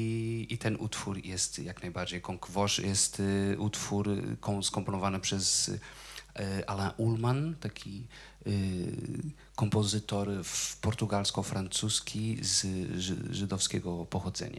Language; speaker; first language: Polish; non-native, fluent; Portuguese